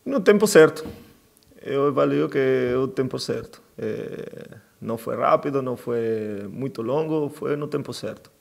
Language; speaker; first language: Portuguese; non-native, fluent; Spanish